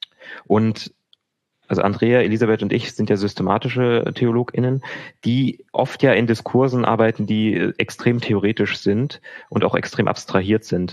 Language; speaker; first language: German; native; German